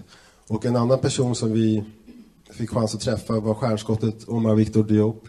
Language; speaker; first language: Swedish; native; Swedish